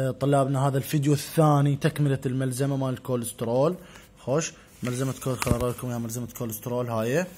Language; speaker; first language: Arabic; native; Arabic